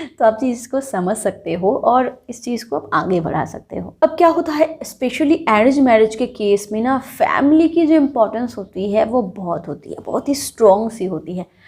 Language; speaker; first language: Hindi; non-native, local second language; Bangla